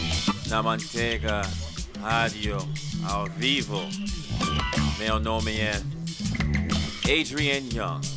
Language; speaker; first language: Portuguese; non-native, learner; English